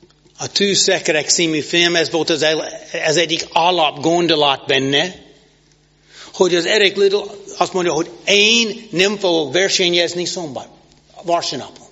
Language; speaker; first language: Hungarian; non-native, fluent; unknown